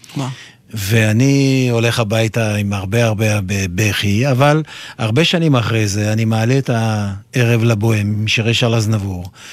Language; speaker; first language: Hebrew; non-native, fluent; French